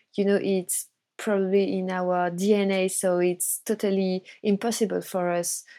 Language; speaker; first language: English; non-native, fluent; French